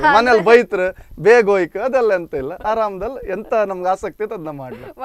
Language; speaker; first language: Kannada; non-native, local second language; Konkani